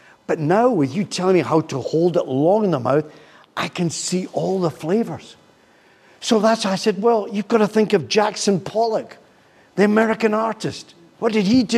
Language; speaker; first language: English; native; English